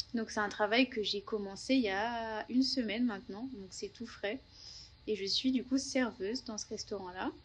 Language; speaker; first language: French; native; French